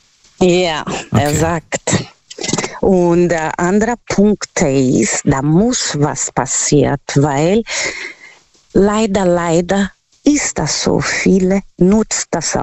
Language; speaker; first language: German; non-native, learner; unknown